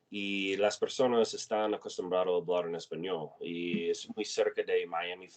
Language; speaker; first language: Spanish; non-native, learner; English